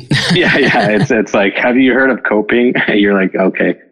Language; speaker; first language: English; non-native, fluent; Spanish